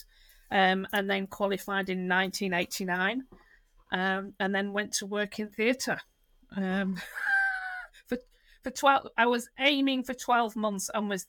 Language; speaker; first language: English; native; English